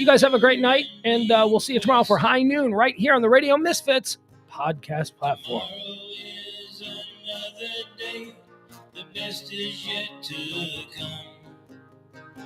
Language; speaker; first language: English; native; English